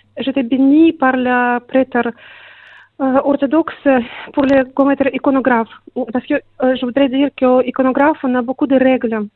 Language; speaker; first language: French; non-native, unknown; Russian